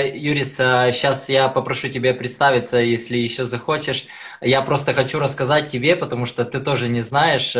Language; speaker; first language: Russian; native; Russian